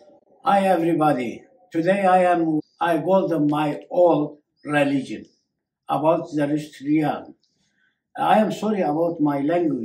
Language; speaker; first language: English; non-native, learner; Kurdish